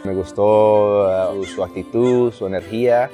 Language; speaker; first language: Spanish; early bilingual, other home language; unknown